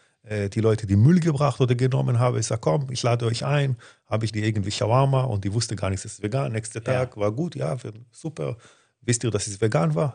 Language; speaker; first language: German; non-native, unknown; Hebrew